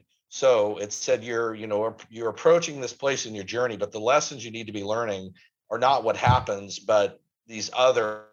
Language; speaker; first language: English; native; English